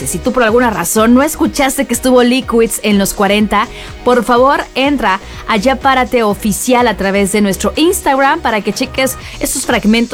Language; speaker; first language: Spanish; native; Spanish